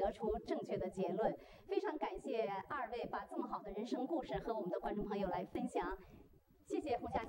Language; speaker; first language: Chinese; native; Chinese